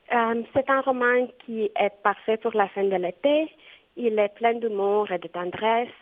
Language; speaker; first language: French; non-native, fluent; Romanian